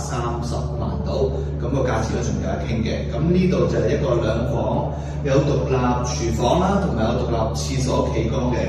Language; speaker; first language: Cantonese; native; Cantonese